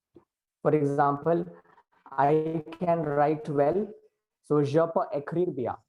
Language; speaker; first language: French; non-native, learner; Hindi